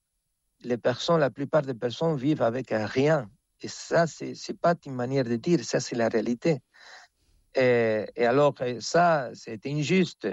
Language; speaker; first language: French; non-native, fluent; Spanish